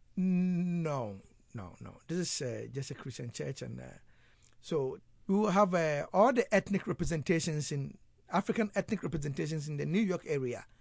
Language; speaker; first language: English; non-native, local second language; Akan